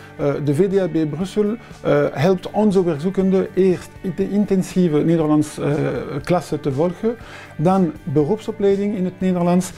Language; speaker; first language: Dutch; non-native, local second language; French